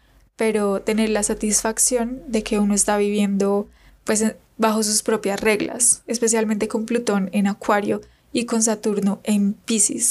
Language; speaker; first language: Spanish; native; Spanish